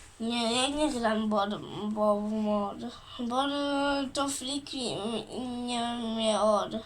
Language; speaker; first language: Polish; early bilingual, heritage; Portuguese